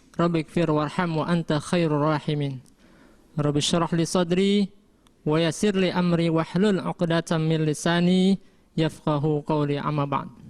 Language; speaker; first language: Indonesian; native; Indonesian